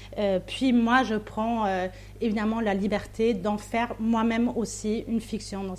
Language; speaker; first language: French; non-native, fluent; German